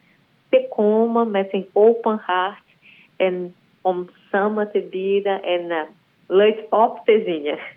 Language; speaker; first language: Dutch; non-native, learner; Portuguese